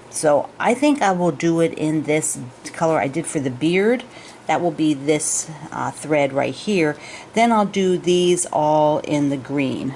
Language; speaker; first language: English; native; English